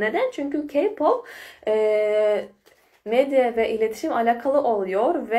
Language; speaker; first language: Turkish; non-native, fluent; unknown